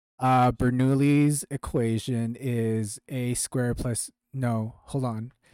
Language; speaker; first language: English; early bilingual, other home language; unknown